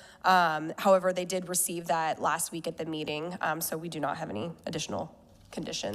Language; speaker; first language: English; native; English